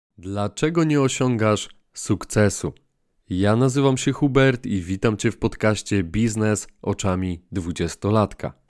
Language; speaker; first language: Polish; native; Polish